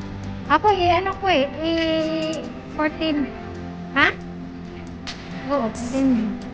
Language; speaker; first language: Filipino; non-native, local second language; Cebuano